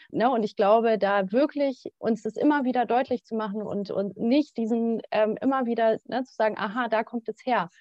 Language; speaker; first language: German; native; German